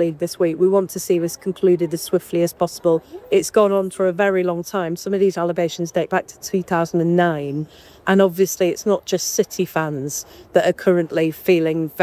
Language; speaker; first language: English; native; English